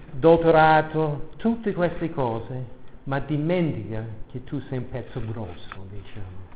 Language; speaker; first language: Italian; non-native, fluent; English